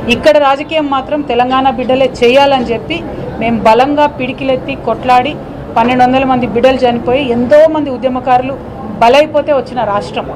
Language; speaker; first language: Telugu; native; Telugu